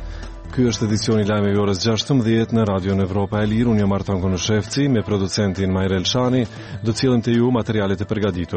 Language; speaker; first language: Albanian; native; Albanian